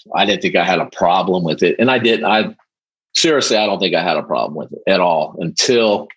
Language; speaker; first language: English; early bilingual, other home language; Polish